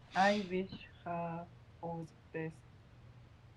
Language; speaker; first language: English; non-native, learner; Japanese